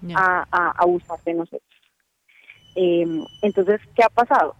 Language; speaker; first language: Spanish; native; Spanish